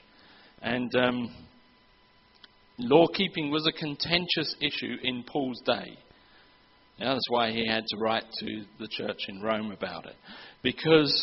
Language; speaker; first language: English; native; English